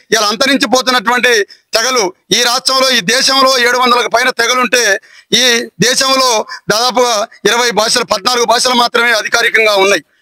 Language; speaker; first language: Telugu; non-native, local second language; Lambadi